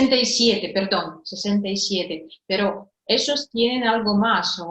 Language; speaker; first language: Spanish; non-native, fluent; Russian